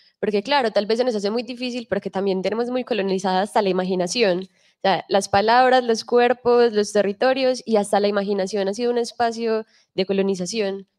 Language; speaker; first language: Spanish; native; Spanish